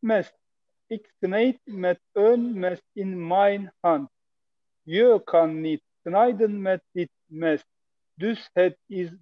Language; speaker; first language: Dutch; non-native, learner; Turkish